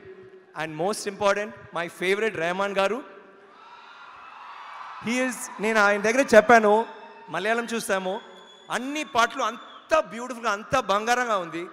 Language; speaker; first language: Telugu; non-native, learner; Tamil